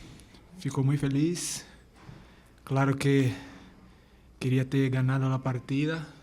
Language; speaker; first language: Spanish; non-native, learner; Portuguese